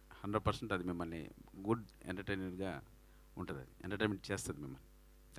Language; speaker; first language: Telugu; native; Telugu